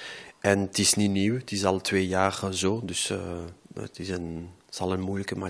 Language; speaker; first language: Dutch; non-native, local second language; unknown